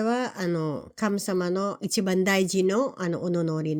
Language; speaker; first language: Japanese; non-native, learner; Filipino